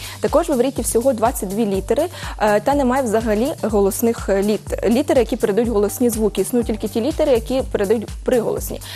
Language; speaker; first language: Ukrainian; early bilingual, heritage; Ukrainian